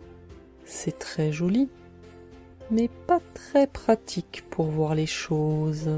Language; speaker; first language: French; native; French